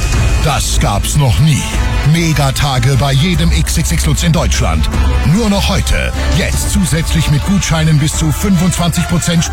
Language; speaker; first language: German; native; German